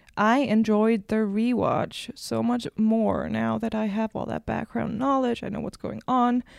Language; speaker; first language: English; non-native, fluent; German